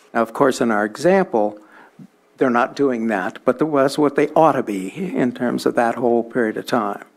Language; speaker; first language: English; native; English